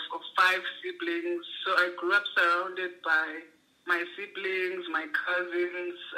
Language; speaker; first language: English; non-native, local second language; Xhosa